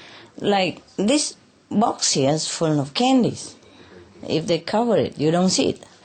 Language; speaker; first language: English; non-native, fluent; Vietnamese